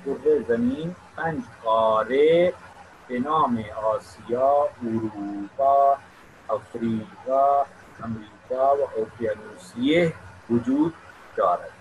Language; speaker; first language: Persian; non-native, fluent; Urdu